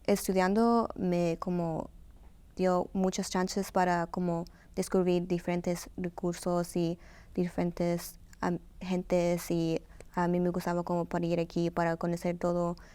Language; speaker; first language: Spanish; early bilingual, heritage; Spanish